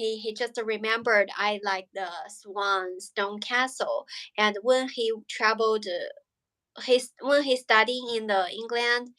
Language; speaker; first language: English; non-native, learner; Chinese